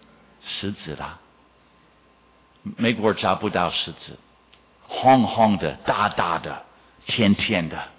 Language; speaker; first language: Chinese; non-native, fluent; English